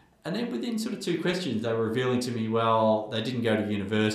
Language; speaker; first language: English; native; English